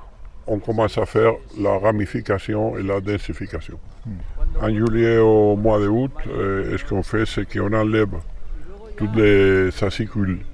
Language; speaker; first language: French; non-native, learner; Spanish